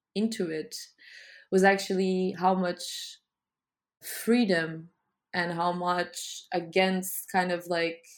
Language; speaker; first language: English; non-native, fluent; Portuguese